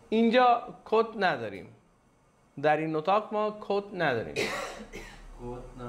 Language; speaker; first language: Persian; non-native, fluent; Urdu